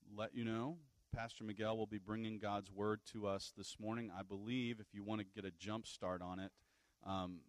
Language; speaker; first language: English; native; English